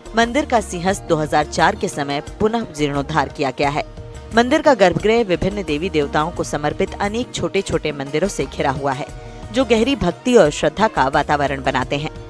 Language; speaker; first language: Hindi; native; Hindi